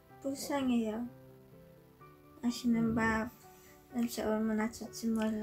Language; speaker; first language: Korean; non-native, learner; Polish